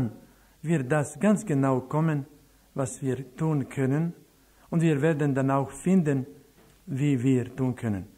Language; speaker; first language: German; non-native, fluent; Croatian